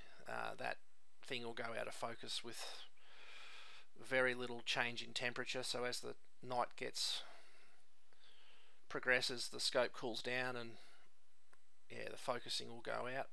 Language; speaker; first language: English; native; English